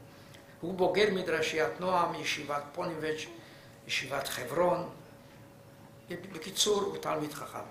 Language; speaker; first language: Hebrew; non-native, fluent; Hungarian